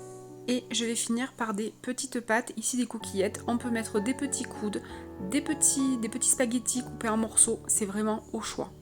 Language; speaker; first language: French; native; French